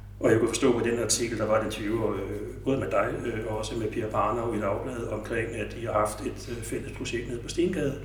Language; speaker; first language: Danish; native; Danish